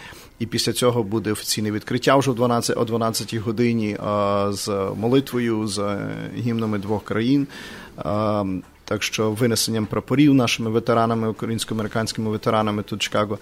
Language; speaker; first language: Ukrainian; native; Ukrainian